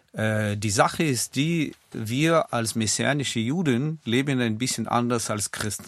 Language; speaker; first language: German; non-native, fluent; Russian